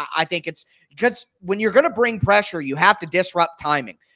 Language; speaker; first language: English; native; English